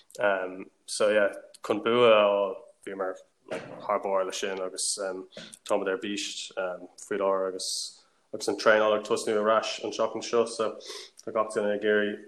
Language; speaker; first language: Irish; non-native, local second language; English